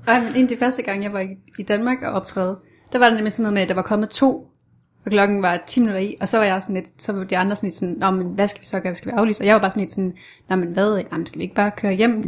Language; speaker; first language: Danish; native; Danish